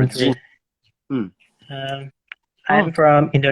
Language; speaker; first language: English; non-native, learner; Indonesian